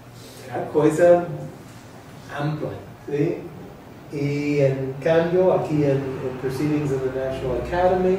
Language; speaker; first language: Portuguese; non-native, fluent; English